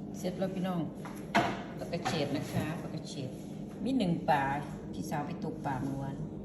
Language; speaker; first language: Thai; native; Thai